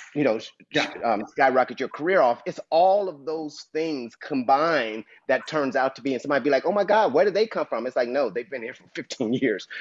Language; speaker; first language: English; native; English